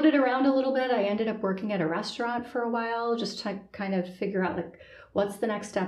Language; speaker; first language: English; native; English